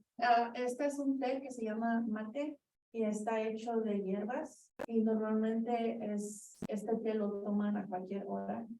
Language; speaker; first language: Spanish; early bilingual, heritage; Spanish